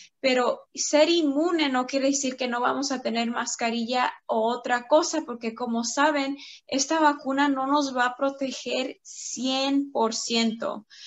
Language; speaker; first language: Spanish; early bilingual, heritage; Spanish